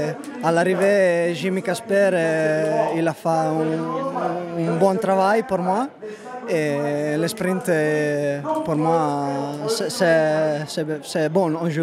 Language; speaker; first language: French; non-native, learner; Italian